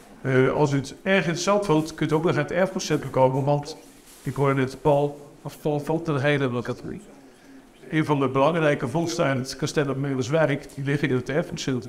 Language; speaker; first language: Dutch; native; Dutch